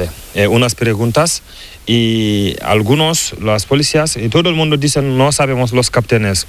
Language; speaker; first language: Spanish; non-native, learner; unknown